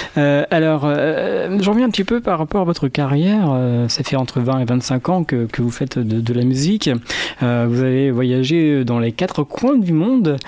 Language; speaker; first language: French; native; French